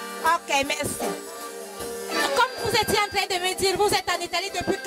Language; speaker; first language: French; non-native, fluent; Italian